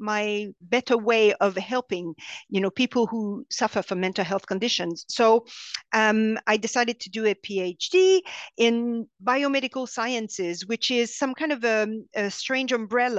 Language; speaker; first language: English; non-native, fluent; French